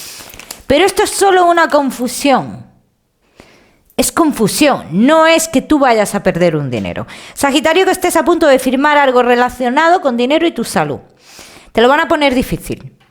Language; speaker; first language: Spanish; native; Spanish